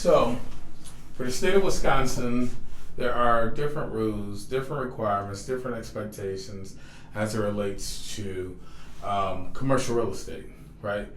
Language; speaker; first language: English; native; English